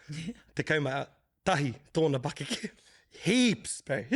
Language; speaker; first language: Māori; non-native, local second language; English